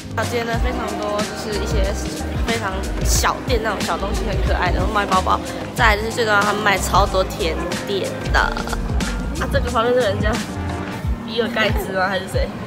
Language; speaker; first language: Chinese; native; Chinese